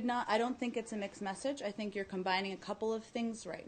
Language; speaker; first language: English; native; English